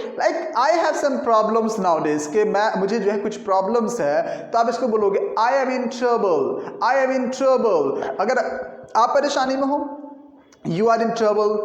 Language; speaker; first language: Hindi; native; Hindi